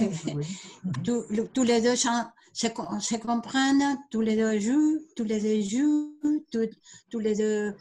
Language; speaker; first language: French; non-native, learner; Spanish